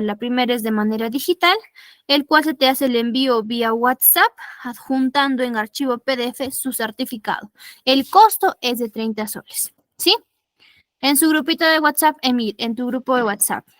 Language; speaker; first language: Spanish; native; Spanish